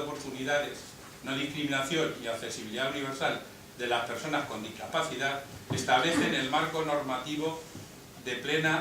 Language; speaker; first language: Spanish; native; Spanish